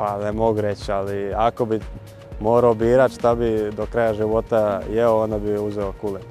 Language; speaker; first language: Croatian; early bilingual, heritage; Croatian